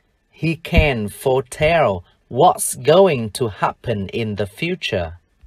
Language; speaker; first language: English; non-native, fluent; Vietnamese